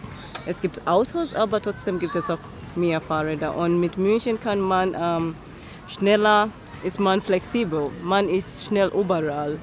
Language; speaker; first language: German; non-native, fluent; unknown